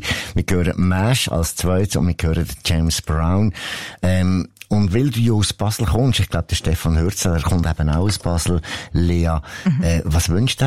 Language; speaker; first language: German; native; German